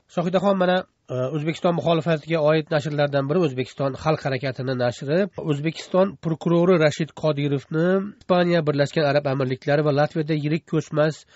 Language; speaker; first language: Uzbek; native; Uzbek